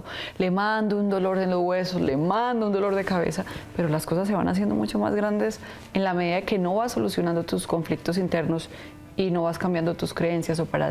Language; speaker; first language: Spanish; native; Spanish